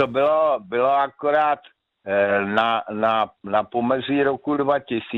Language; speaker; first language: Czech; native; Czech